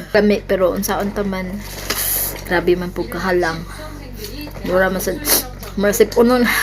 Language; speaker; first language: Filipino; non-native, local second language; Cebuano